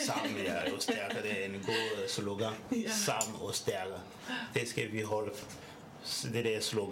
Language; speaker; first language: Danish; non-native, fluent; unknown